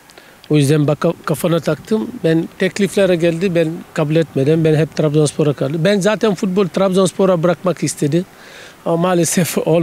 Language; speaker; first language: Turkish; non-native, learner; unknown